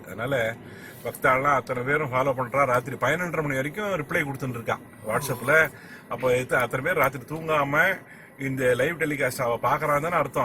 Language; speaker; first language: Tamil; native; Tamil